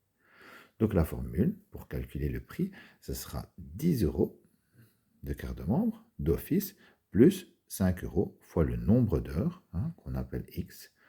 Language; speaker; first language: French; native; French